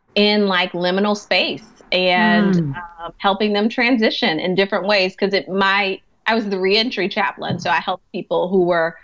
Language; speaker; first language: English; native; English